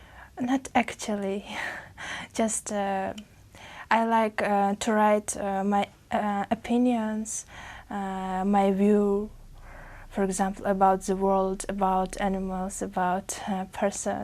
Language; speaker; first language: English; non-native, learner; Uzbek